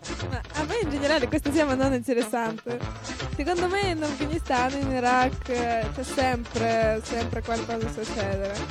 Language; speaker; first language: Italian; non-native, learner; Russian